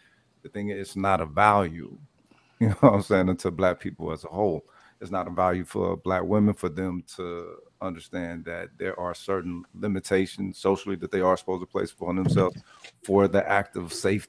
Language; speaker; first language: English; native; English